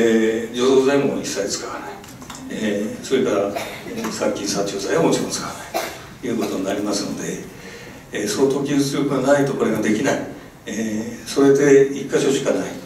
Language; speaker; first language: Japanese; native; Japanese